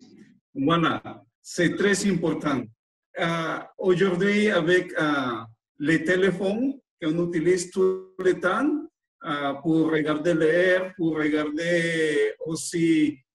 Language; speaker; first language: French; non-native, fluent; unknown